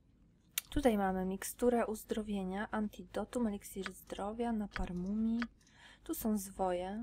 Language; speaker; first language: Polish; native; Polish